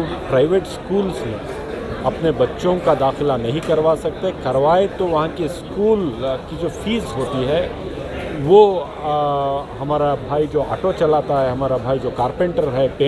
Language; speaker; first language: Urdu; native; Urdu